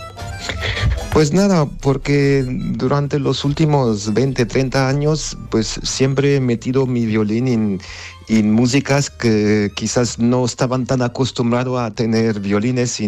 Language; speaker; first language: Spanish; non-native, fluent; Armenian